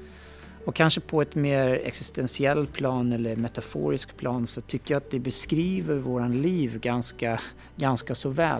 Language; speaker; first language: Swedish; non-native, fluent; English